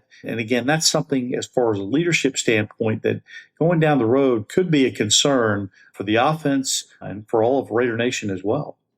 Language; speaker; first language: English; native; English